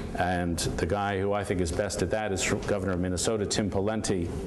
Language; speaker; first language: English; native; English